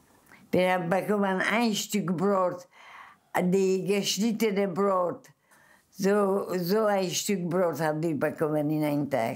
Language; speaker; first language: German; non-native, fluent; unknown